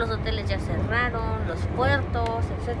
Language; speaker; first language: Spanish; native; Spanish